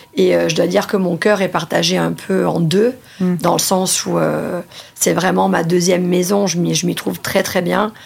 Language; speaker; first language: French; early bilingual, other home language; Italian